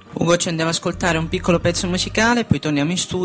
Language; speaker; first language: Italian; native; Italian